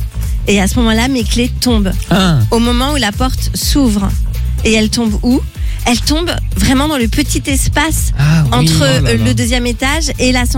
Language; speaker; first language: French; native; French